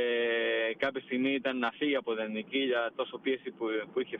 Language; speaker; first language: Greek; non-native, fluent; Spanish